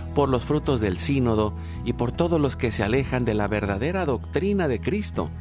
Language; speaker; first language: Spanish; native; Spanish